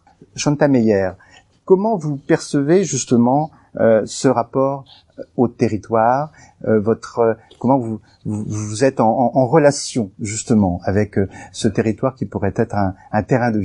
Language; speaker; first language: French; native; French